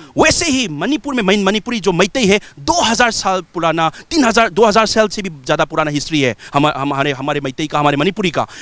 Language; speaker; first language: Hindi; non-native, local second language; Manipuri